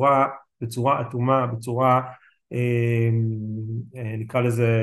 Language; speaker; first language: Hebrew; native; Hebrew